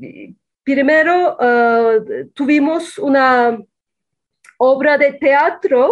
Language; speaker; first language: Spanish; non-native, fluent; Turkish